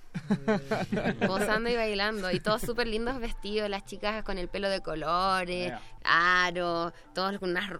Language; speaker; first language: Spanish; native; Spanish